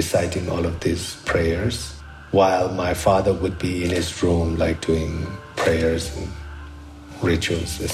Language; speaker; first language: English; non-native, local second language; Sherpa